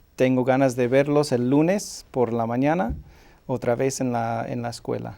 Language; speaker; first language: Spanish; non-native, fluent; English